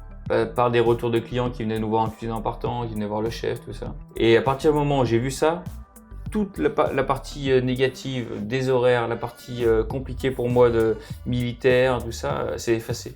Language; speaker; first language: French; native; French